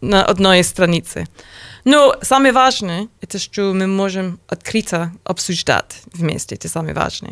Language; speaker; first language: Russian; non-native, learner; English